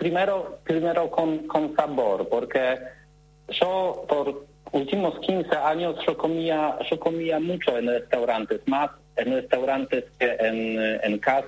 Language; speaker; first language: Spanish; non-native, learner; Polish